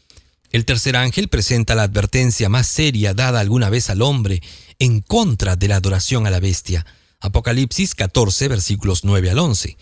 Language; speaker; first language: Spanish; native; Spanish